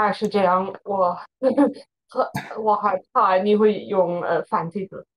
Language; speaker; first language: Chinese; non-native, learner; German